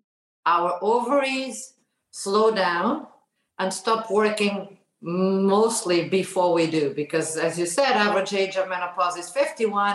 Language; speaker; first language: English; non-native, fluent; Portuguese